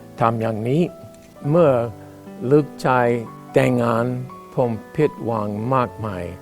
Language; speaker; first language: Thai; non-native, fluent; English